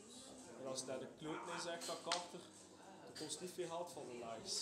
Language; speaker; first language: Dutch; native; Dutch